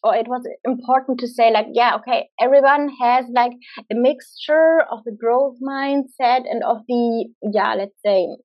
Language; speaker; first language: English; non-native, fluent; German